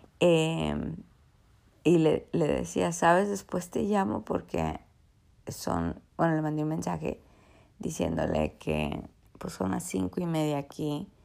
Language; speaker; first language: Spanish; early bilingual, heritage; Spanish